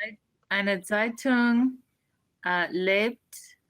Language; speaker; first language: German; non-native, learner; English